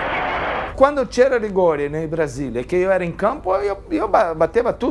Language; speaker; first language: Italian; non-native, fluent; Portuguese